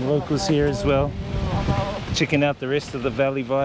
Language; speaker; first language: English; native; English